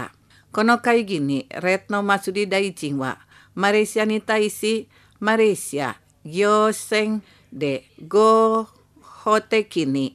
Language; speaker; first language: Japanese; non-native, fluent; Indonesian